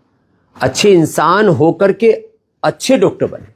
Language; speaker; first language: Hindi; native; Hindi